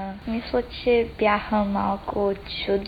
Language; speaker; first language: Bulgarian; early bilingual, heritage; Bulgarian